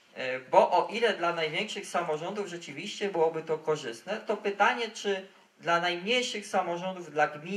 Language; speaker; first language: Polish; native; Polish